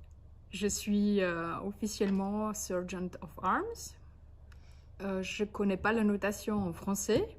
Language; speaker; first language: French; non-native, fluent; Slovenian